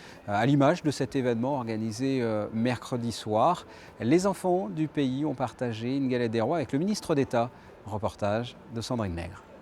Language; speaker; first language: French; native; French